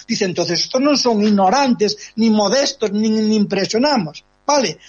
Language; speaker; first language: Spanish; non-native, local second language; Galician